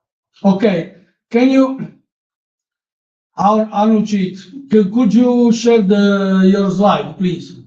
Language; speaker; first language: English; non-native, learner; Italian